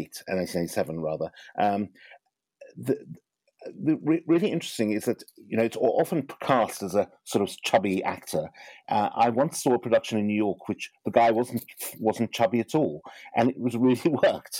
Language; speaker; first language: English; native; English